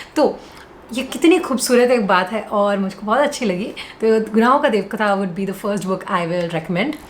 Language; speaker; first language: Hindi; non-native, local second language; Bangla